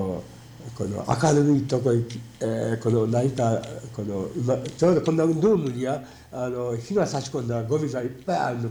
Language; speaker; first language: Japanese; native; Japanese